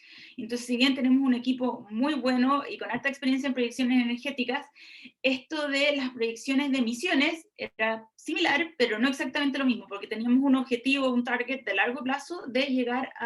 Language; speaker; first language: Spanish; native; Spanish